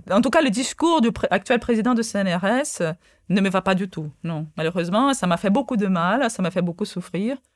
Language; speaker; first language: French; non-native, fluent; Portuguese